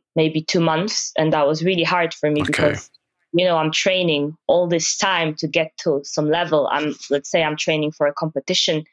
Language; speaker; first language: English; non-native, fluent; Polish